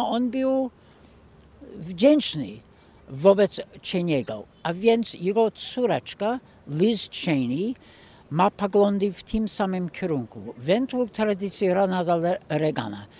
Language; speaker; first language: Polish; non-native, fluent; English